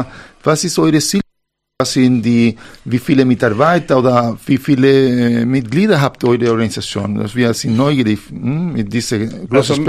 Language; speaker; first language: German; non-native, fluent; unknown